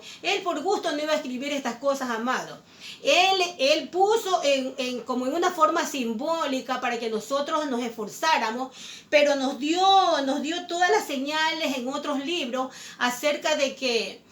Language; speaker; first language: Spanish; native; Spanish